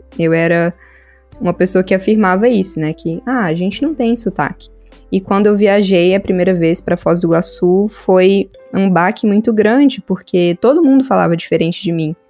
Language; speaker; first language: Portuguese; native; Portuguese